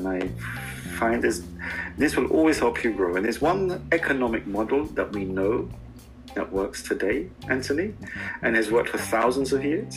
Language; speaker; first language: English; non-native, local second language; Urdu